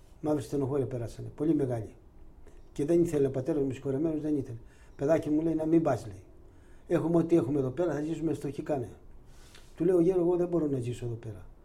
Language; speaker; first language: Greek; non-native, local second language; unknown